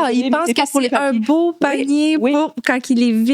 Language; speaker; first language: French; native; French